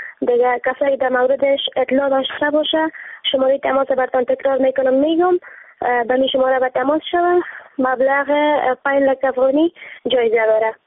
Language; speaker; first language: Persian; native; Persian